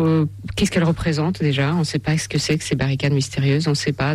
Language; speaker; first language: French; non-native, fluent; Russian